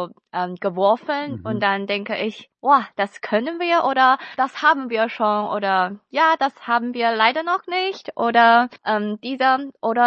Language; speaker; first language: German; non-native, fluent; Chinese